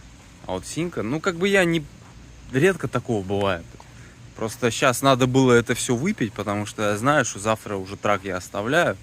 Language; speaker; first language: Russian; native; Russian